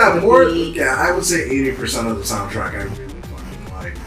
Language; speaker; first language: English; native; English